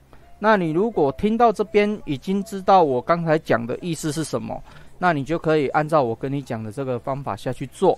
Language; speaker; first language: Chinese; native; Chinese